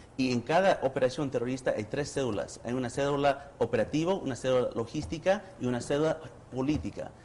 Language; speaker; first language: Spanish; early bilingual, heritage; Spanish